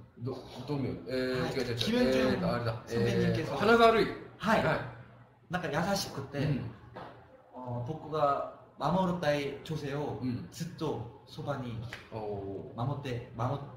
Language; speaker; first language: Japanese; non-native, fluent; Korean